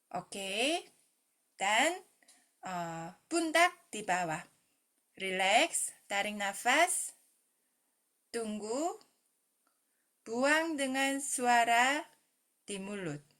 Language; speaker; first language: Indonesian; non-native, fluent; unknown